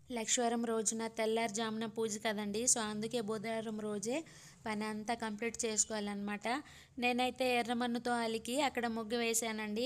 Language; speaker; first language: Telugu; non-native, local second language; Odia